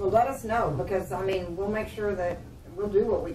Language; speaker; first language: English; native; English